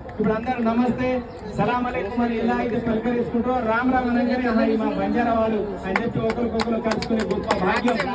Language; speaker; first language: Telugu; non-native, local second language; Lambadi